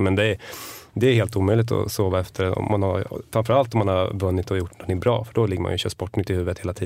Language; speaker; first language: Swedish; native; Swedish